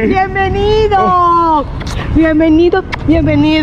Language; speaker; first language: Spanish; native; Spanish